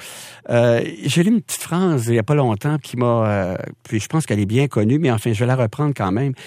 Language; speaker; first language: French; native; French